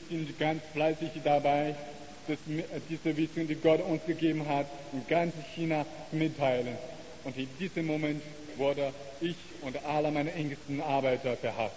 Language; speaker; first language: German; non-native, learner; Chinese